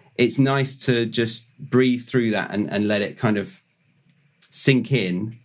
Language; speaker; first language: English; native; English